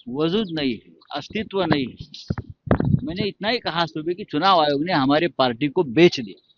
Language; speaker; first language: Hindi; non-native, local second language; Marathi